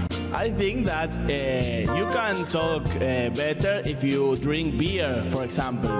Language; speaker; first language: English; non-native, learner; Spanish